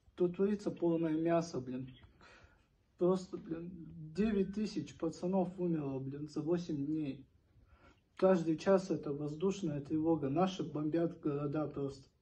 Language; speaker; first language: Russian; native; Russian